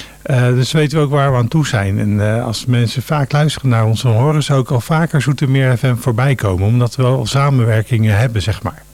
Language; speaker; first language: Dutch; native; Dutch